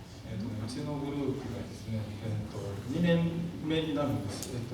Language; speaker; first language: Japanese; native; Japanese